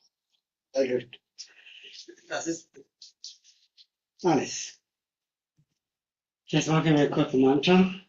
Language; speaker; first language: German; non-native, learner; Tibetan